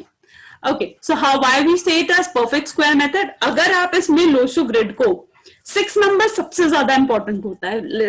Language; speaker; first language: Hindi; native; Hindi